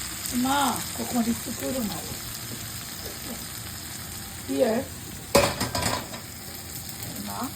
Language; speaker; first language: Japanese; non-native, learner; Bangla